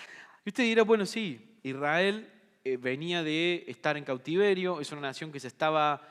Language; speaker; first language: Spanish; native; Spanish